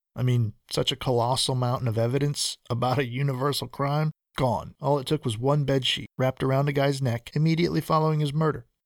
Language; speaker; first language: English; early bilingual, other home language; Spanish